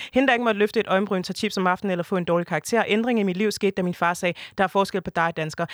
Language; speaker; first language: Danish; early bilingual, other home language; French